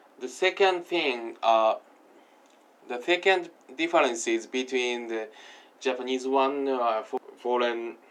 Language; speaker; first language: English; non-native, learner; Japanese